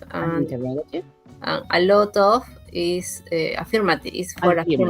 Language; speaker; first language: English; non-native, learner; Spanish